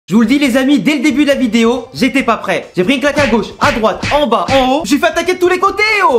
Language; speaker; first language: French; native; French